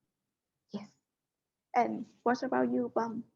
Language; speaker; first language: English; non-native, learner; Thai